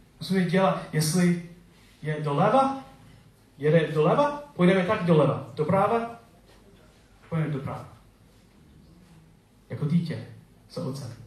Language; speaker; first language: Czech; non-native, learner; English